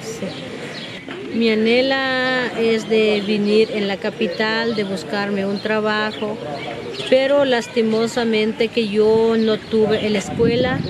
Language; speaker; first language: Spanish; non-native, local second language; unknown